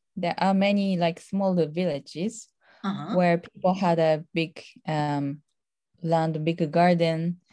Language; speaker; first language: English; non-native, fluent; Japanese